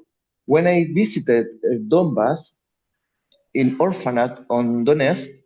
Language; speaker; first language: English; non-native, learner; Spanish